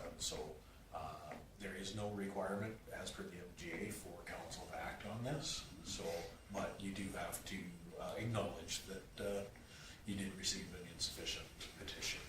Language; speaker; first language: English; native; English